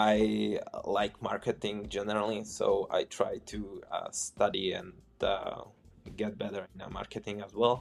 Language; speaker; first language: English; non-native, fluent; Czech